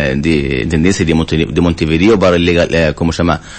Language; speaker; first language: Spanish; non-native, learner; Arabic